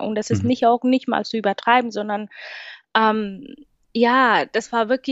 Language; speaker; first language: German; non-native, fluent; Swahili